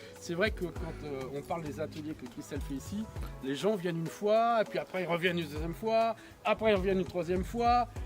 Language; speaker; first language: French; native; French